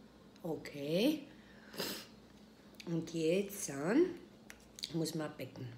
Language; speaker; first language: German; non-native, fluent; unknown